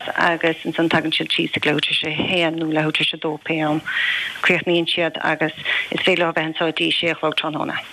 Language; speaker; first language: Irish; native; Irish